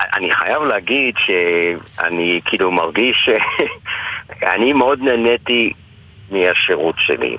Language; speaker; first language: Hebrew; early bilingual, other home language; English